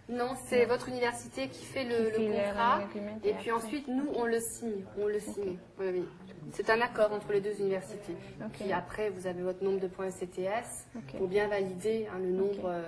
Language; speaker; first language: French; native; French